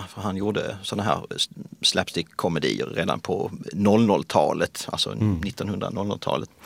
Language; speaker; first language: Swedish; native; Swedish